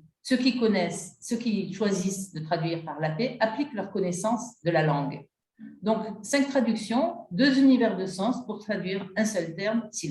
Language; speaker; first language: French; native; French